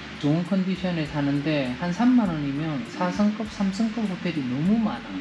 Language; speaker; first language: Korean; native; Korean